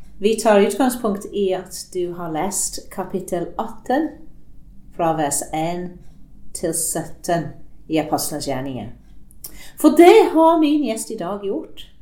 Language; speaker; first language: Norwegian; non-native, fluent; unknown